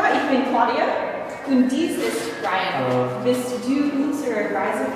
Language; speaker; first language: German; non-native, learner; English